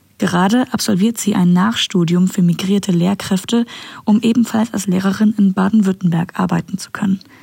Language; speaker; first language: German; native; German